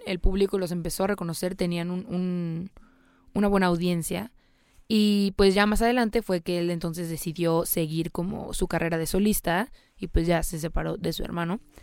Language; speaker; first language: Spanish; native; Spanish